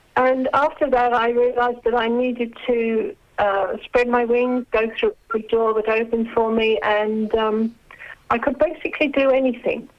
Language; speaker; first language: English; native; English